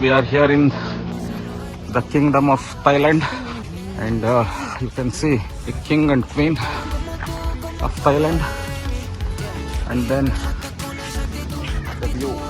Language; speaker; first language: English; non-native, local second language; Kannada